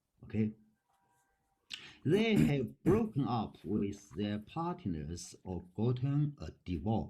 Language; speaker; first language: English; non-native, learner; Chinese